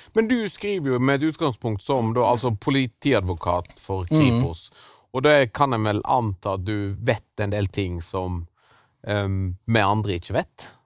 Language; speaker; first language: Norwegian; native; Norwegian